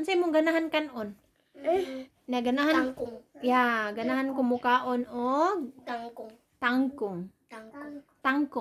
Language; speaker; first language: Cebuano; non-native, learner; English